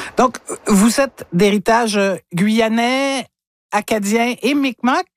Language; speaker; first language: French; native; French